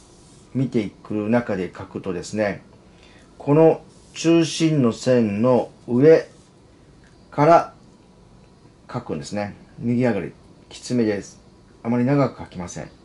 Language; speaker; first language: Japanese; native; Japanese